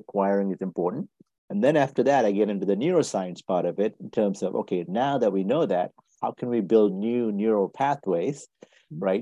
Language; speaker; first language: English; non-native, local second language; Tamil